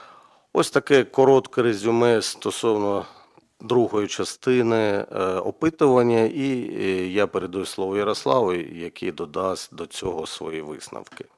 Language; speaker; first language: Ukrainian; native; Ukrainian